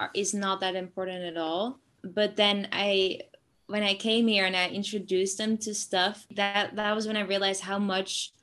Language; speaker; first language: English; non-native, fluent; Dutch